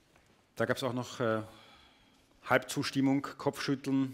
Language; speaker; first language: German; native; German